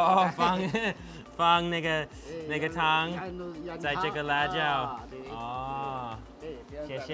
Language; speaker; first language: Chinese; non-native, fluent; English